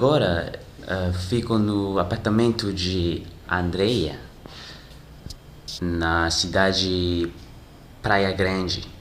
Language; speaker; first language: Portuguese; non-native, learner; French